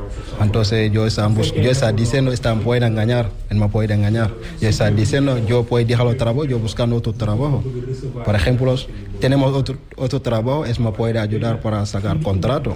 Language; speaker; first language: Spanish; non-native, learner; Wolof